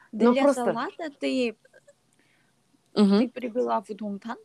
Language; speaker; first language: Russian; non-native, learner; Korean